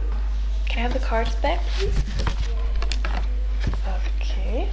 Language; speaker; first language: English; non-native, fluent; German